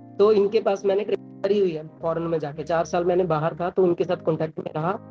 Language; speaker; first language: Hindi; native; Hindi